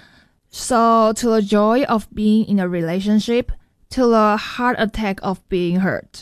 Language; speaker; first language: English; non-native, fluent; Chinese